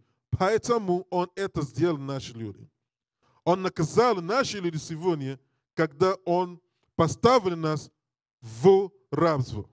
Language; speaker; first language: Russian; non-native, learner; English